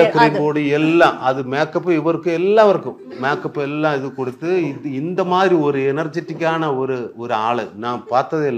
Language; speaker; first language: Tamil; non-native, learner; Malayalam